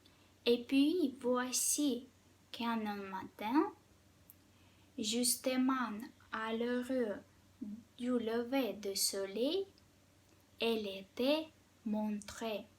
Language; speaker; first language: French; non-native, fluent; Russian